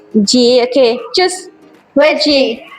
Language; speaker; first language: English; non-native, local second language; Malay